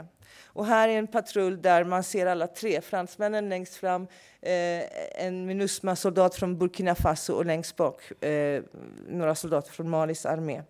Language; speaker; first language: Swedish; non-native, fluent; English